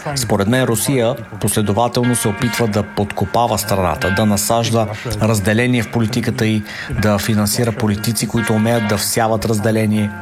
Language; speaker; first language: Bulgarian; non-native, fluent; English